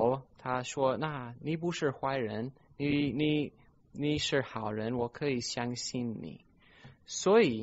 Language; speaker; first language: Chinese; non-native, fluent; English